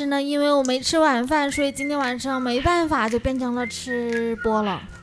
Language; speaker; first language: Chinese; native; Chinese